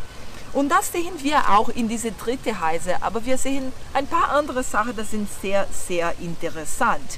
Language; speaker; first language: German; non-native, learner; Portuguese